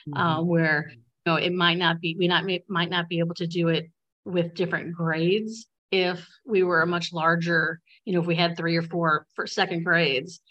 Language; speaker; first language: English; native; English